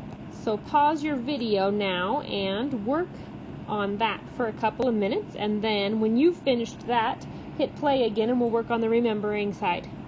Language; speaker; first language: English; native; English